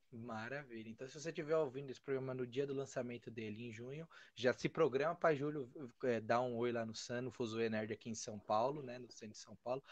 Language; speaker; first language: Portuguese; native; Portuguese